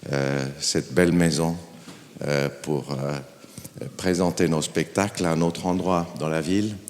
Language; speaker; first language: French; non-native, fluent; German